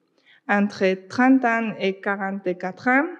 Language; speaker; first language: French; non-native, fluent; Spanish